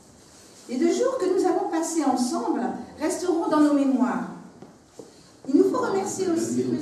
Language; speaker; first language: French; native; French